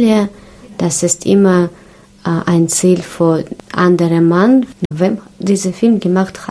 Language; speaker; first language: German; non-native, learner; Russian